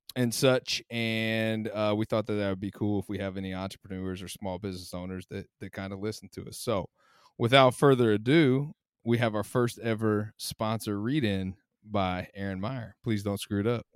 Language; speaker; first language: English; native; English